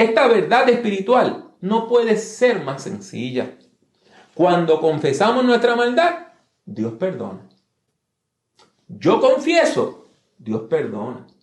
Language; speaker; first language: Spanish; native; Spanish